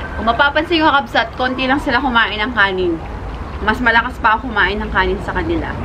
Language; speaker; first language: Filipino; non-native, local second language; Iloko